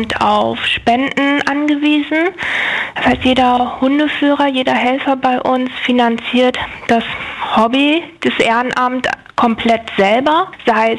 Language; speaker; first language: German; native; German